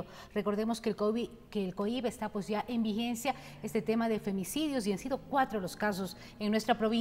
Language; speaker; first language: Spanish; native; Spanish